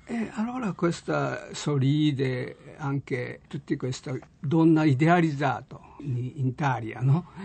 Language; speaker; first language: Italian; non-native, learner; Japanese